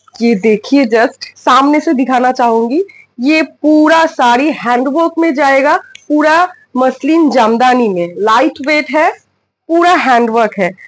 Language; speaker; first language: Hindi; non-native, local second language; Bangla